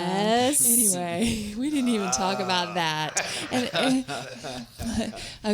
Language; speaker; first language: English; native; English